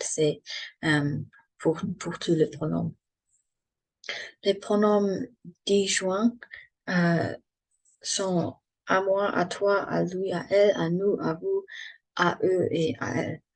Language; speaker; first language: French; non-native, learner; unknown